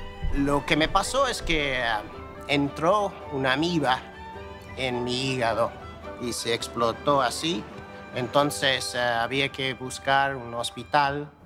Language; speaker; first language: Spanish; non-native, fluent; English